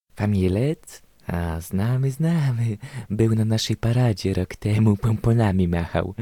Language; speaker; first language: Polish; native; Polish